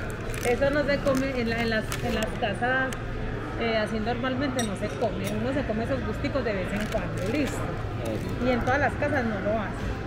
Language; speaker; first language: Spanish; native; Spanish